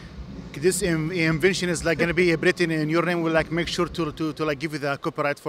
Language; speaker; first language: English; non-native, fluent; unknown